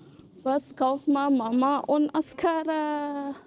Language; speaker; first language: German; non-native, learner; Indonesian